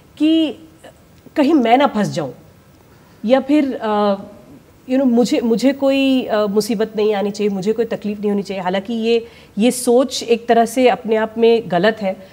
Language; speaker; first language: Hindi; native; Hindi